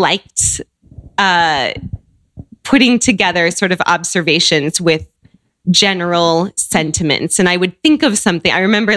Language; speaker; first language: English; native; English